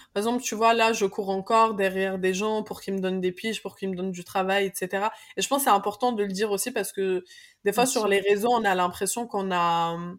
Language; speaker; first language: French; early bilingual, other home language; Arabic